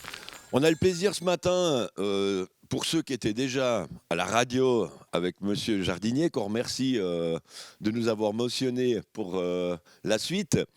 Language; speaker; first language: French; native; French